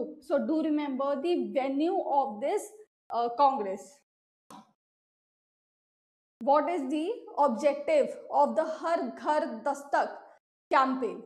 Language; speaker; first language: English; non-native, local second language; Hindi